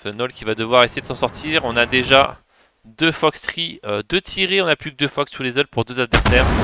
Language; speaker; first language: French; native; French